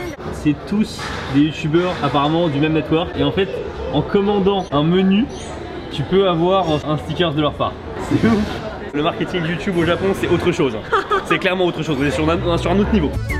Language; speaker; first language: French; native; French